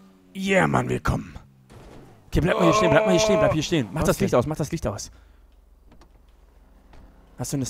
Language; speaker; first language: German; native; German